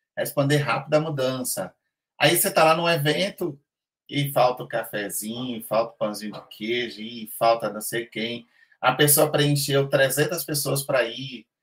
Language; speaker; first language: Portuguese; native; Portuguese